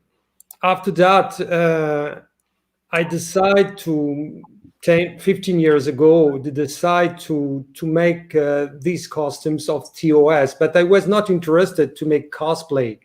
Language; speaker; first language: English; non-native, learner; French